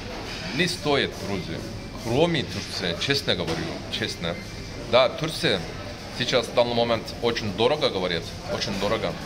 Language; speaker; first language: Russian; non-native, learner; Turkish